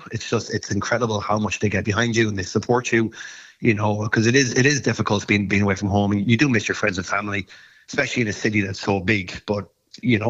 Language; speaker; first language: English; native; English